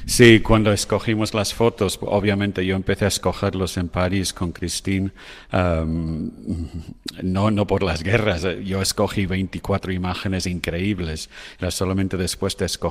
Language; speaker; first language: Spanish; non-native, fluent; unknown